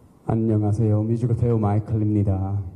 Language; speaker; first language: Korean; early bilingual, heritage; English